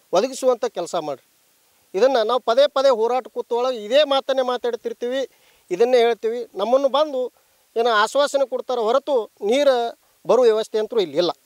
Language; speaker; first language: Kannada; native; Kannada